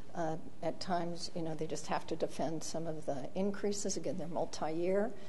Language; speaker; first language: English; native; English